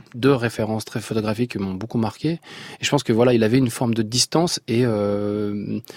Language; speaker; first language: French; non-native, local second language; Arabic